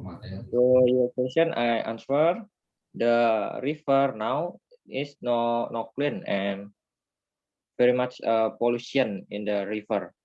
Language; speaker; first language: English; non-native, learner; Indonesian